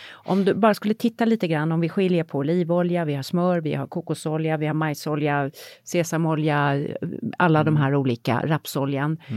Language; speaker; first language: Swedish; native; Swedish